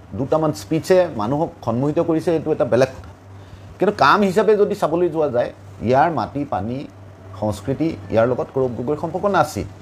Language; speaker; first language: Assamese; native; Assamese